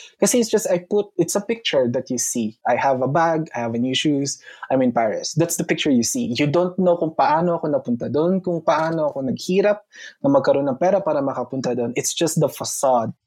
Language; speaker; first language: English; non-native, local second language; Filipino